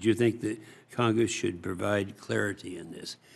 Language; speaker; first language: English; native; English